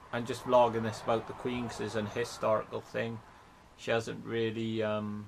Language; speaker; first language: English; native; English